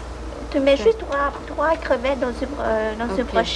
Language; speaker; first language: French; non-native, fluent; Vietnamese